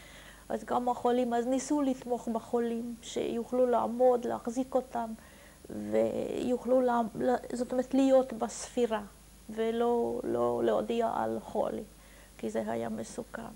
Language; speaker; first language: Hebrew; non-native, fluent; Hungarian